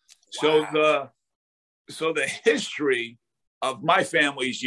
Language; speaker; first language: English; native; English